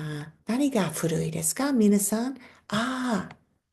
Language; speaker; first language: Japanese; non-native, fluent; English